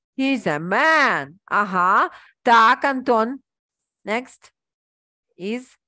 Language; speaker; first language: English; non-native, fluent; Ukrainian